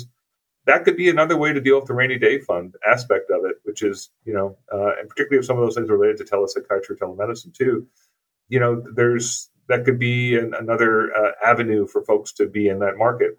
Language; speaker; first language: English; native; English